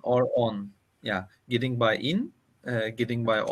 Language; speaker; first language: English; non-native, learner; Turkish